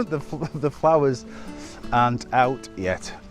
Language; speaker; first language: English; native; English